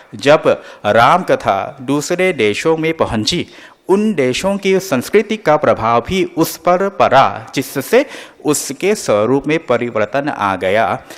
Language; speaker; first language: Hindi; non-native, fluent; Thai